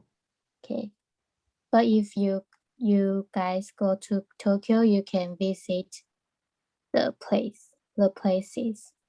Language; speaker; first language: English; non-native, learner; Chinese